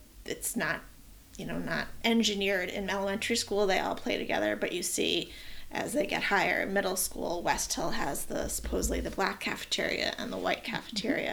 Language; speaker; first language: English; native; English